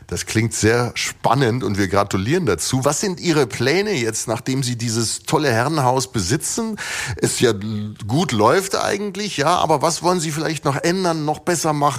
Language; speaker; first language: German; native; German